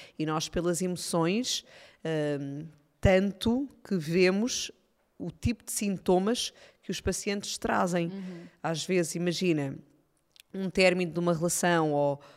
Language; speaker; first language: Portuguese; native; Portuguese